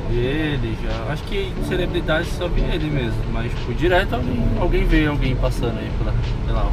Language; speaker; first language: Portuguese; native; Portuguese